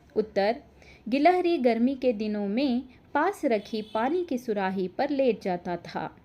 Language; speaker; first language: Hindi; non-native, local second language; Kannada